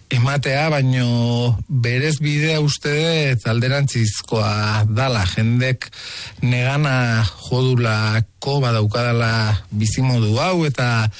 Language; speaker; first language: Basque; native; Basque